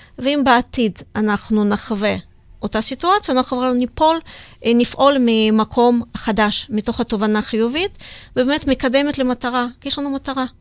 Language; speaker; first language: Hebrew; non-native, fluent; Russian